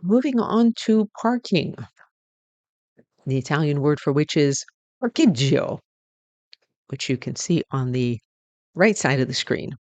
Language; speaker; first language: English; native; English